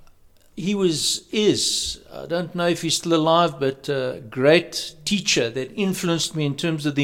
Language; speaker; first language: English; native; English